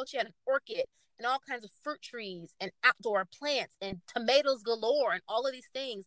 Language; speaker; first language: English; native; English